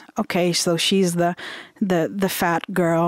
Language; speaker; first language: English; non-native, fluent; Hebrew